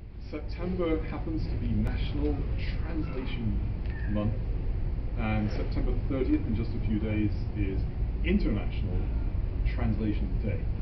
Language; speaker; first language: English; native; English